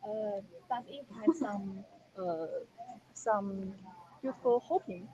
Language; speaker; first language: English; non-native, learner; Chinese